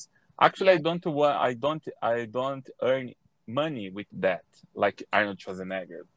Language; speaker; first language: English; non-native, learner; Portuguese